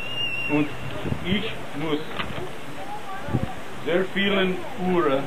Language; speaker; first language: German; non-native, learner; English